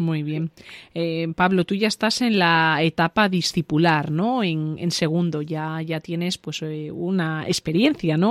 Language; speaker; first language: Spanish; native; Spanish